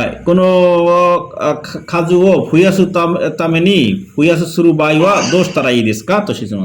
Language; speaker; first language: Japanese; non-native, fluent; Bangla